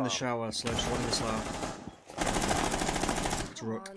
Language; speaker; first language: English; native; English